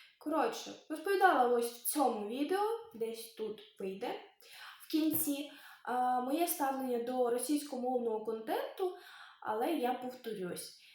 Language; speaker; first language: Ukrainian; native; Ukrainian